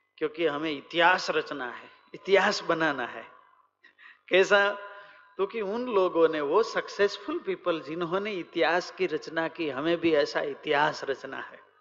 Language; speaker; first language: Hindi; non-native, local second language; Gujarati